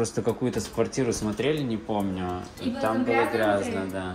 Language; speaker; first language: Russian; native; Russian